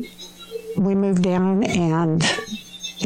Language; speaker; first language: English; native; English